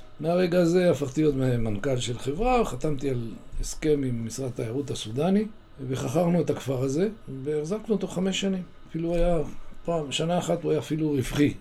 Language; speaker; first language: Hebrew; non-native, fluent; Spanish